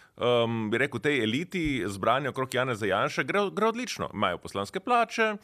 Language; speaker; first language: Slovenian; native; Slovenian